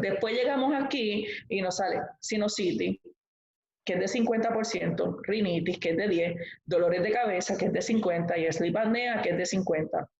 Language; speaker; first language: Spanish; native; Spanish